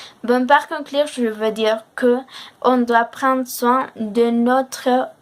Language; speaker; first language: French; non-native, learner; Spanish